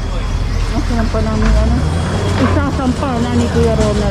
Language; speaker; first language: Filipino; native; Filipino